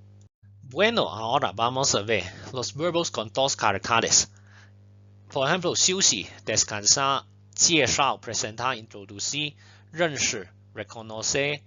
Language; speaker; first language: Spanish; non-native, fluent; Chinese